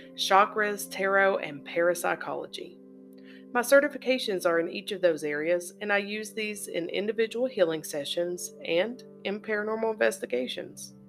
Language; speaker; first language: English; native; English